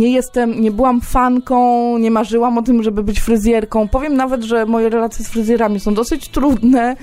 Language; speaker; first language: Polish; native; Polish